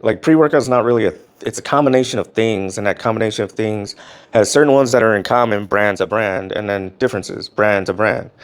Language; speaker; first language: English; native; English